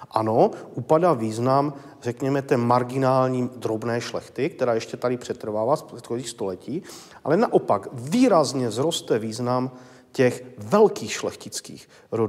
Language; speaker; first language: Czech; native; Czech